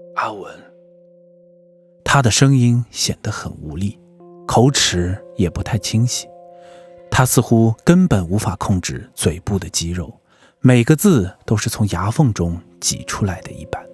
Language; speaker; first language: Chinese; native; Chinese